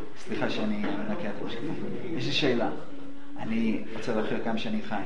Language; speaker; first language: Hebrew; non-native, fluent; English